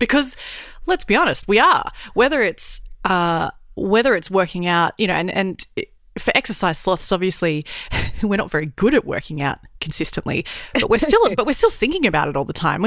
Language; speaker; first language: English; native; English